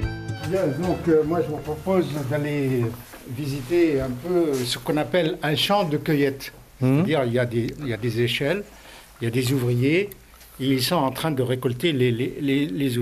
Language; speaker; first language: French; non-native, local second language; Arabic